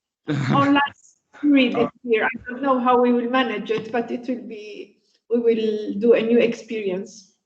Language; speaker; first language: English; non-native, fluent; Italian